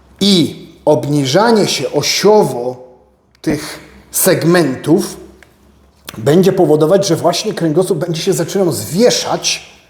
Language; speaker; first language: Polish; native; Polish